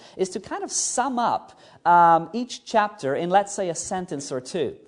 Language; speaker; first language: English; native; English